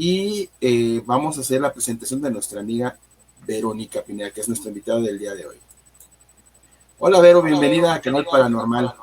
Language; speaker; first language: Spanish; native; Spanish